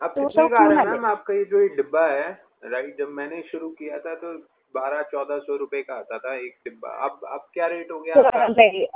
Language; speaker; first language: Hindi; native; Hindi